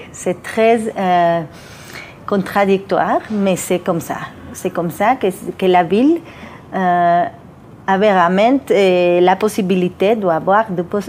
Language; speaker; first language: French; non-native, fluent; Spanish